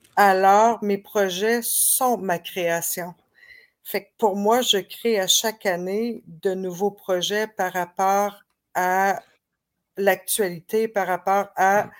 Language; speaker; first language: French; native; French